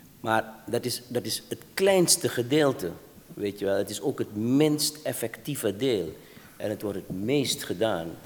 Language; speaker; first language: Dutch; native; Dutch